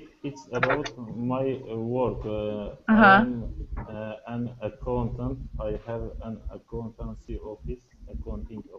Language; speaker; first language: English; non-native, learner; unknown